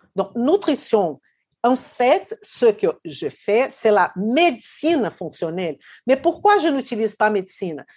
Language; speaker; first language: French; non-native, fluent; Portuguese